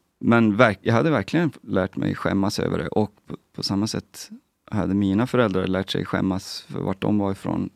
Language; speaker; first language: Swedish; native; Swedish